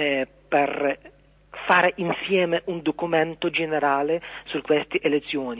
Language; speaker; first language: Italian; non-native, learner; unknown